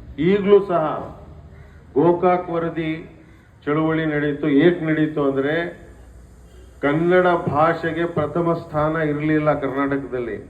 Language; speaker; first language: Kannada; non-native, local second language; Urdu